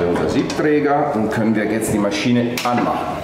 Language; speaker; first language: German; non-native, fluent; Italian